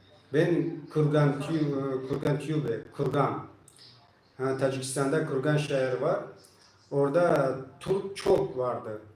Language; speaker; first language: Turkish; non-native, learner; Tajik